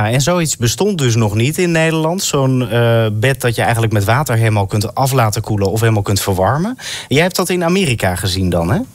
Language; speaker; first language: Dutch; native; Dutch